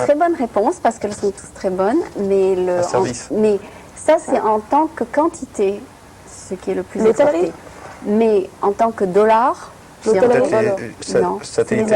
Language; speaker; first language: French; native; French